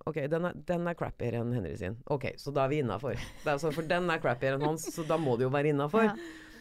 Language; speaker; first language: Norwegian; early bilingual, other home language; Persian